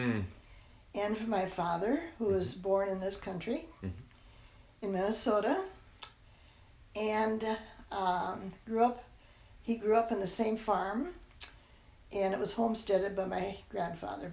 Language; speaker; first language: English; non-native, local second language; German